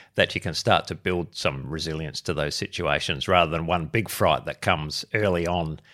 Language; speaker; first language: English; native; English